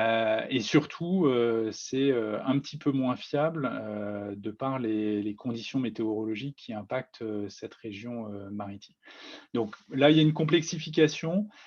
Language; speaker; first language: French; native; French